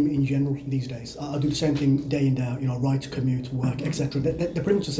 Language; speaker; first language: English; native; English